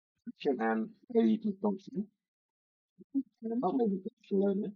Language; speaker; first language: Korean; non-native, learner; Khmer